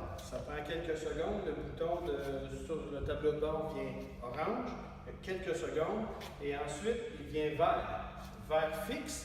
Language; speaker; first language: French; native; French